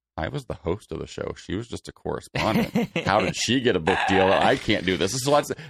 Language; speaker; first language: English; native; English